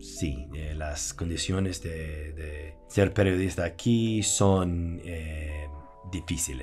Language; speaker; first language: Spanish; non-native, fluent; English